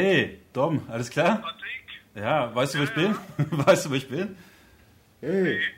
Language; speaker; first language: German; native; German